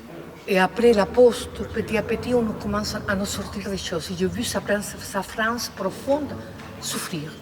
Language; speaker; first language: French; non-native, fluent; Spanish